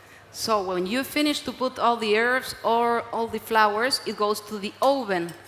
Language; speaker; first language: English; non-native, learner; Spanish